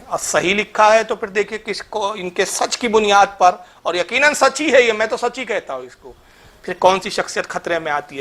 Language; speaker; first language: Urdu; native; Urdu